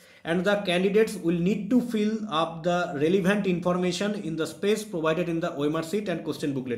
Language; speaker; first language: English; non-native, local second language; Bangla